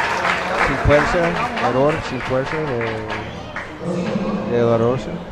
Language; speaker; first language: Spanish; non-native, learner; English